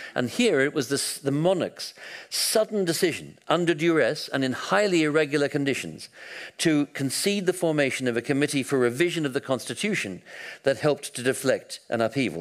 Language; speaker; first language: English; native; English